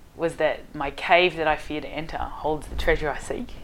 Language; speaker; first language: English; native; English